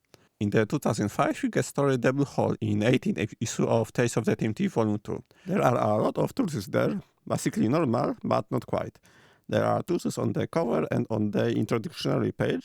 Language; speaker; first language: English; non-native, fluent; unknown